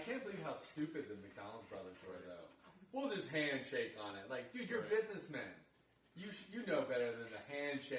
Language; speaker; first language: English; native; English